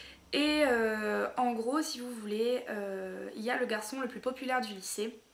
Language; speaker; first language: French; native; French